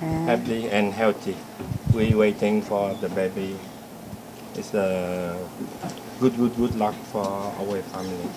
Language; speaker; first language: English; non-native, learner; Vietnamese